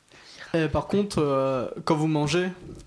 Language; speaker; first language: French; native; French